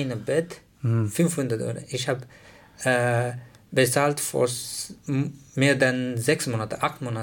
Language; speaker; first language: German; non-native, learner; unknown